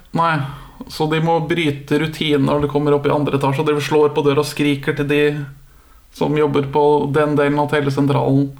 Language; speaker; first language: Norwegian; native; Norwegian